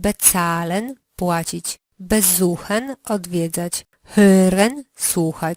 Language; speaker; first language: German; non-native, fluent; Polish